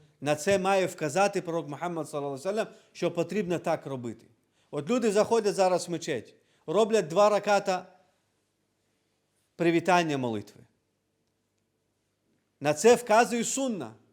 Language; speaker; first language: Ukrainian; non-native, local second language; Crimean Tatar